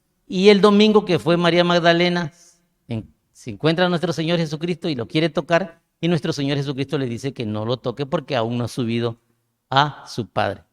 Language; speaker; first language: Spanish; native; Spanish